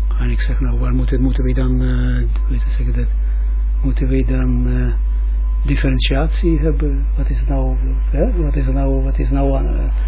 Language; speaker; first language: Dutch; non-native, fluent; Russian